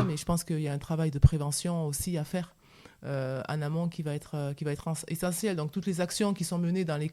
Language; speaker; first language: French; native; French